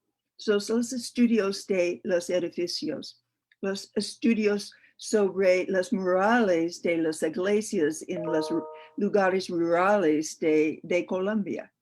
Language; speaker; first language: Spanish; non-native, learner; English